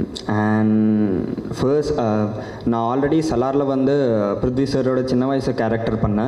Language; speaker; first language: Tamil; non-native, learner; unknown